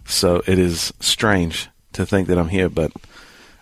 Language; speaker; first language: English; native; English